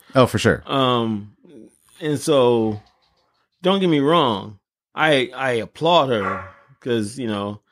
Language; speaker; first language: English; native; English